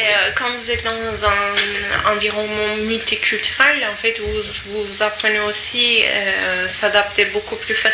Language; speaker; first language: French; non-native, fluent; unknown